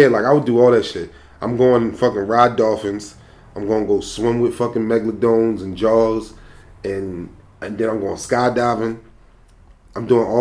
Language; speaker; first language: English; native; English